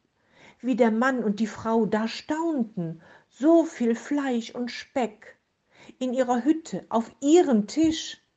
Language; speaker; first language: German; native; German